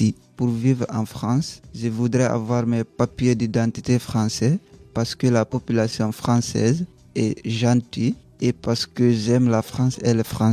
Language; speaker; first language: French; non-native, learner; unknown